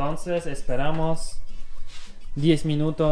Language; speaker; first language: Spanish; non-native, learner; German